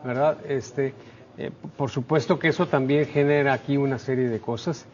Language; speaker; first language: Spanish; native; Spanish